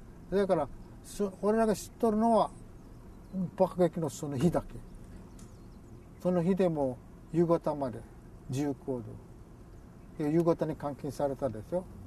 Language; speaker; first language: Japanese; native; Japanese